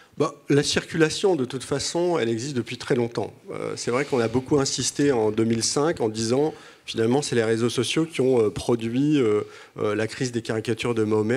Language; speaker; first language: French; native; French